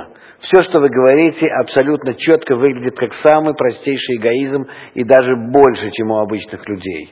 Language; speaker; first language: Russian; native; Russian